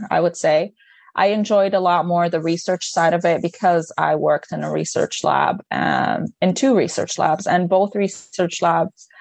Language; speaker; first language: English; non-native, fluent; Arabic